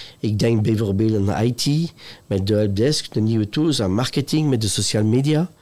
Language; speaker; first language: Dutch; non-native, local second language; French